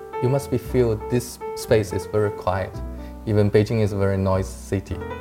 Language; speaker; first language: English; non-native, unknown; Chinese